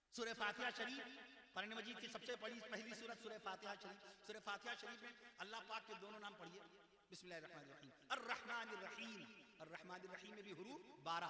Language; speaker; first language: Urdu; native; Urdu